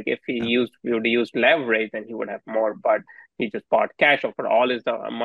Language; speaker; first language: English; non-native, local second language; Hindi